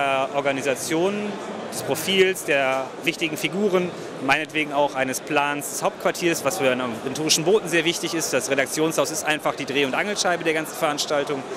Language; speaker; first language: German; native; German